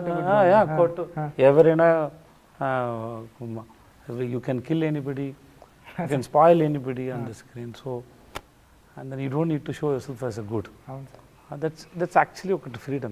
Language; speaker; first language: Telugu; non-native, learner; Tamil